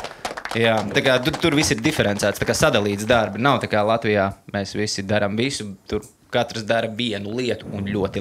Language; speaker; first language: Latvian; native; Latvian